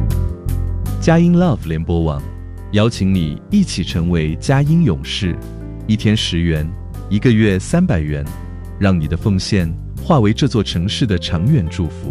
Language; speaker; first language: Chinese; native; Chinese